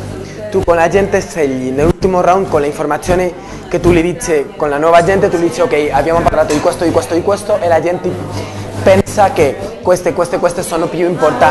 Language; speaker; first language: Italian; non-native, learner; Spanish